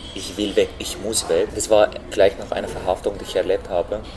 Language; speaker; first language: German; non-native, fluent; Arabic